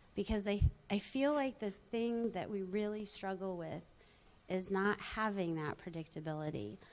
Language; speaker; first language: English; native; English